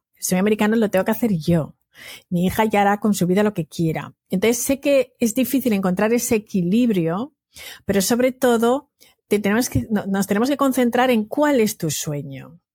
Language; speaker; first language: Spanish; native; Spanish